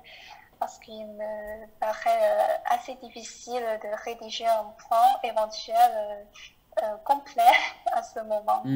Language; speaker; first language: French; non-native, fluent; Chinese